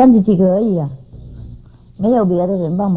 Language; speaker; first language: Chinese; non-native, fluent; Vietnamese